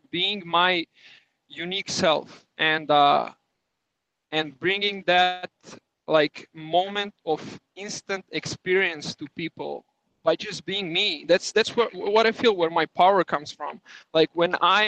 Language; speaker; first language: English; non-native, fluent; Serbian